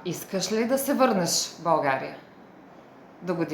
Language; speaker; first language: Bulgarian; native; Bulgarian